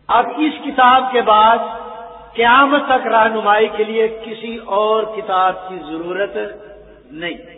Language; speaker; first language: Urdu; non-native, local second language; Punjabi